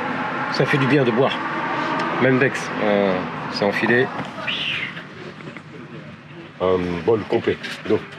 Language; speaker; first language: French; native; French